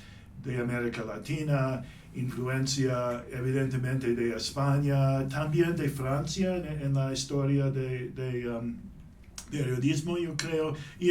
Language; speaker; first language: Spanish; non-native, fluent; English